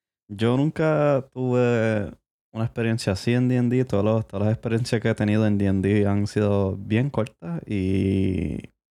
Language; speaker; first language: Spanish; native; Spanish